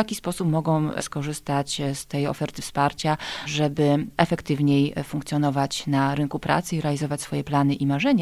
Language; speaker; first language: Polish; native; Polish